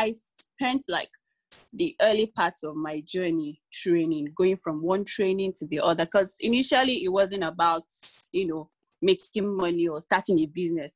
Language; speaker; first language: English; non-native, local second language; Yoruba